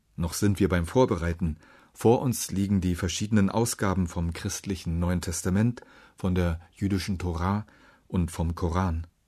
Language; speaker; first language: German; native; German